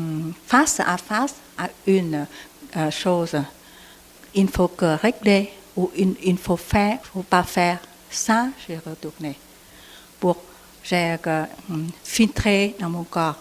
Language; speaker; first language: French; non-native, learner; Vietnamese